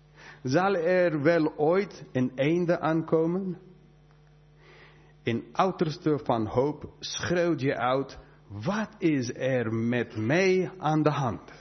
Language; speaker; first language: Dutch; non-native, fluent; English